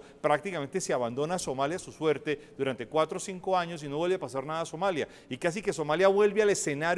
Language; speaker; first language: Spanish; native; Spanish